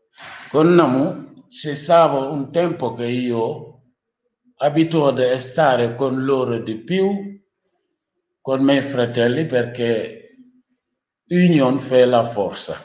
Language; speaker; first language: Italian; non-native, learner; Wolof